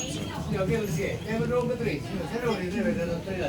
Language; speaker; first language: Italian; native; Italian